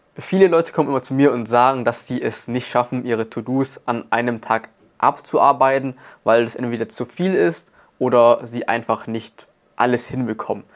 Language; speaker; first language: German; native; German